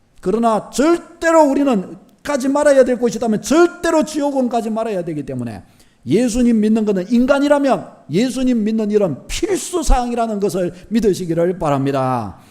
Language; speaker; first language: Korean; native; Korean